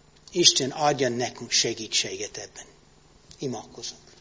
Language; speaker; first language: Hungarian; non-native, learner; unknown